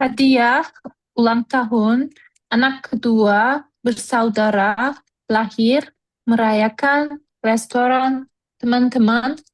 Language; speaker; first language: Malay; non-native, learner; Turkish